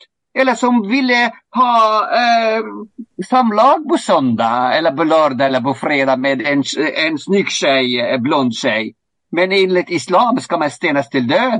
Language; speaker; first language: Swedish; non-native, fluent; Arabic